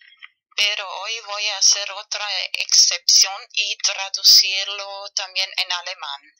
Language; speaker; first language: Spanish; non-native, fluent; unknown